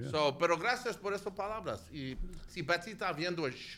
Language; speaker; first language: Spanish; early bilingual, other home language; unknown